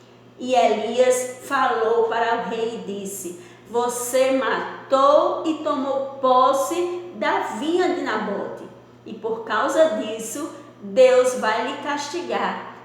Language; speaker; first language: Portuguese; native; Portuguese